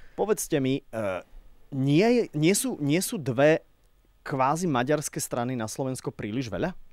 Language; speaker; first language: Slovak; native; Slovak